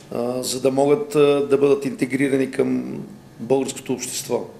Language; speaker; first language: Bulgarian; native; Bulgarian